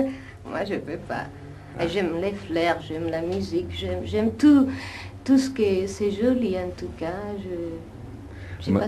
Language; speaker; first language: French; non-native, fluent; Italian